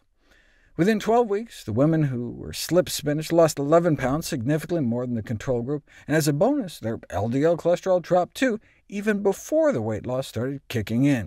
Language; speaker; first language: English; native; English